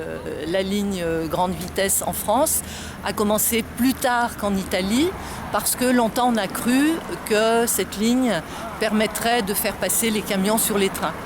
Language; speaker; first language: French; native; French